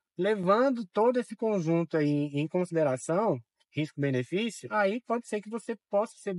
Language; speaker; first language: Portuguese; native; Portuguese